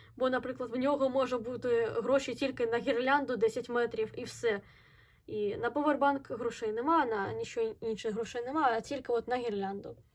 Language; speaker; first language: Ukrainian; non-native, local second language; Russian